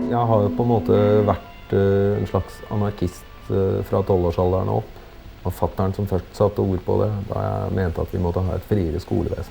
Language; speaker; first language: Norwegian; native; Norwegian